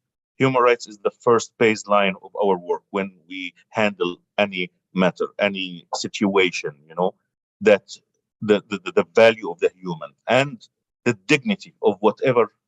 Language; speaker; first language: English; non-native, fluent; Arabic